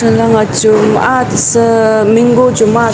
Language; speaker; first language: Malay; non-native, learner; Chinese